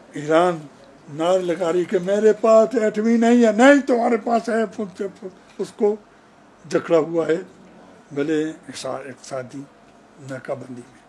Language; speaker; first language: Urdu; non-native, fluent; Arabic